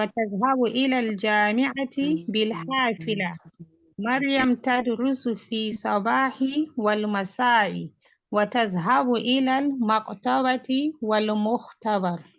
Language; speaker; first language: Arabic; non-native, learner; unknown